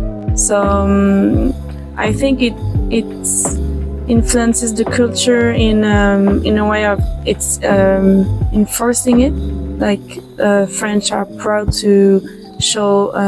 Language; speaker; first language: English; non-native, fluent; French